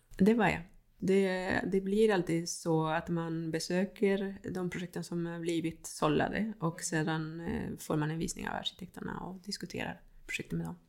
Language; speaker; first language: Swedish; non-native, fluent; Spanish